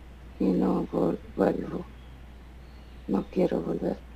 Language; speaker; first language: Spanish; non-native, fluent; Italian